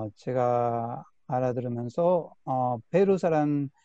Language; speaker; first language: Korean; non-native, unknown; Spanish